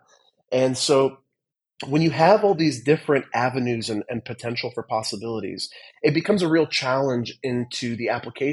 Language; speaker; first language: English; native; English